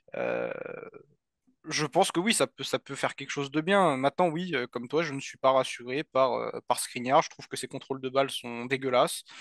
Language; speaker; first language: French; native; French